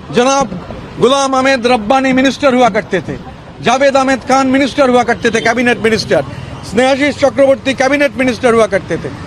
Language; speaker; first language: Hindi; non-native, local second language; Bangla